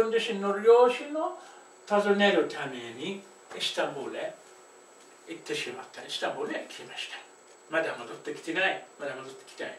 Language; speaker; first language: Japanese; non-native, fluent; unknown